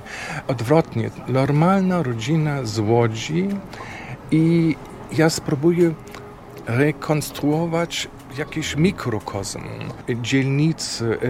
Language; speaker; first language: Polish; non-native, fluent; German